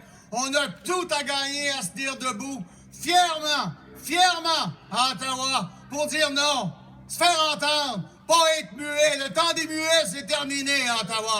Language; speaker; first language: French; native; French